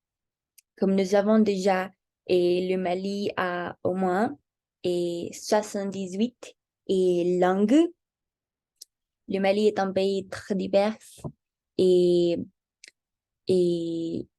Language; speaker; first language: French; non-native, learner; Spanish